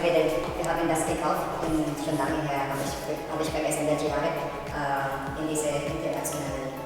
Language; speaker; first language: German; non-native, learner; Filipino